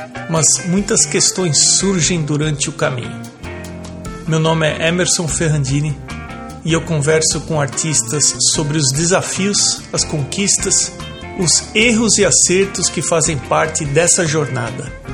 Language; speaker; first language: Portuguese; native; Portuguese